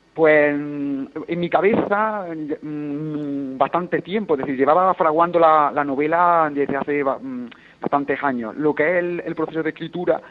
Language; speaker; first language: Spanish; native; Spanish